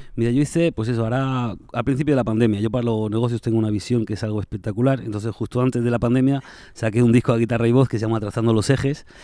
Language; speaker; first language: Spanish; native; Spanish